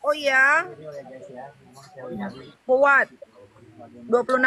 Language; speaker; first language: English; non-native, learner; Indonesian